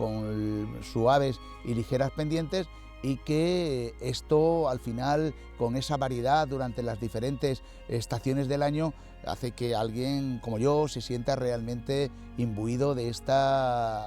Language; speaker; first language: Spanish; native; Spanish